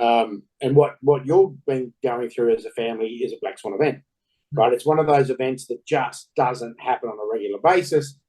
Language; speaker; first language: English; native; English